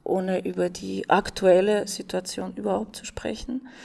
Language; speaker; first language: German; non-native, fluent; Russian